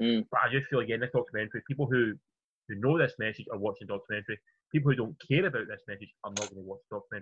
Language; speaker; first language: English; native; English